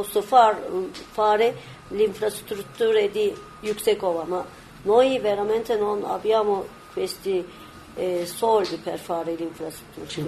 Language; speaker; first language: Italian; non-native, learner; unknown